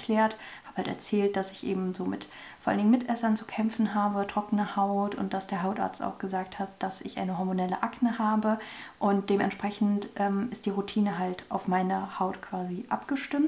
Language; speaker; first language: German; native; German